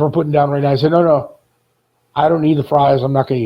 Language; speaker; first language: English; native; English